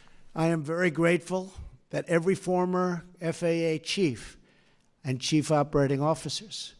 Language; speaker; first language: English; native; English